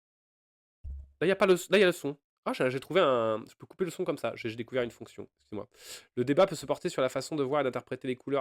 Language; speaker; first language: French; native; French